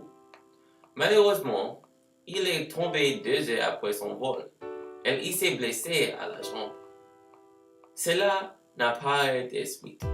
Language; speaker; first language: French; non-native, learner; English